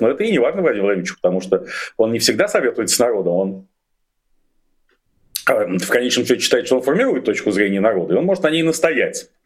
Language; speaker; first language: Russian; native; Russian